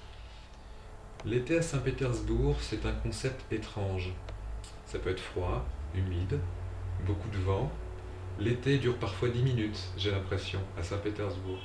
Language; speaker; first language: French; native; French